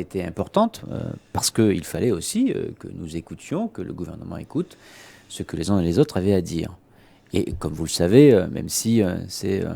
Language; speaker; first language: French; native; French